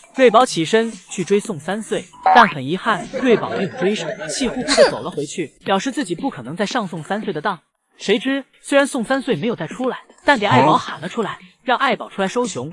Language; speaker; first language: Chinese; native; Chinese